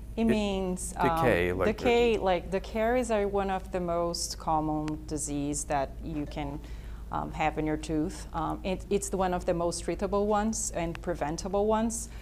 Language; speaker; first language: English; non-native, fluent; Portuguese